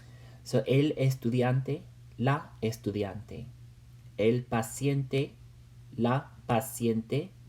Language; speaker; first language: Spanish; non-native, fluent; English